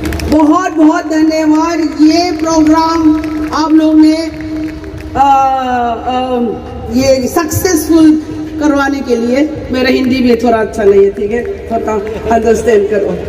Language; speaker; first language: Hindi; non-native, local second language; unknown